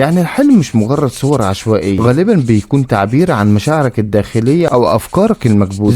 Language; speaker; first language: Arabic; native; Arabic